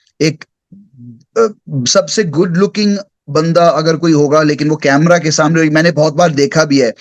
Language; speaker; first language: Hindi; early bilingual, heritage; Hindi